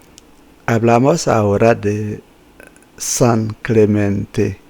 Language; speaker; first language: Spanish; non-native, fluent; Haitian Creole